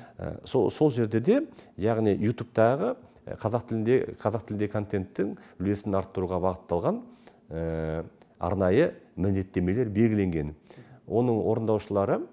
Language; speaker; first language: Kazakh; native; Kazakh